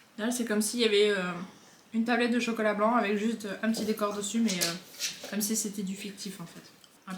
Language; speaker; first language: French; native; French